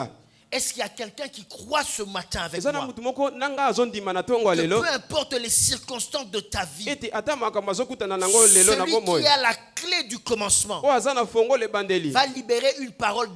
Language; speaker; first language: French; non-native, local second language; Lingala